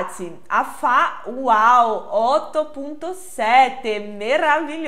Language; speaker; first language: Italian; non-native, fluent; Portuguese